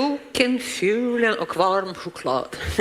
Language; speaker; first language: Swedish; non-native, learner; Ukrainian